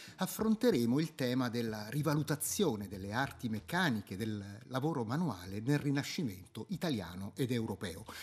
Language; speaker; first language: Italian; native; Italian